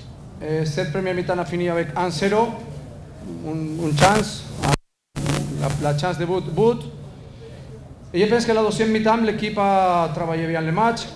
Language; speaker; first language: French; non-native, learner; Spanish